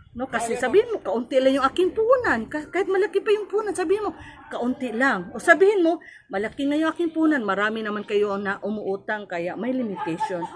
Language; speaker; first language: Filipino; non-native, local second language; Cebuano